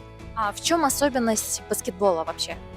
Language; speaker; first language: Russian; native; Russian